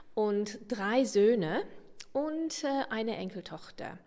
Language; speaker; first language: German; non-native, fluent; English